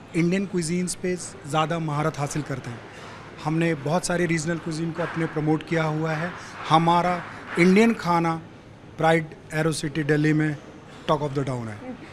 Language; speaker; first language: Hindi; native; Hindi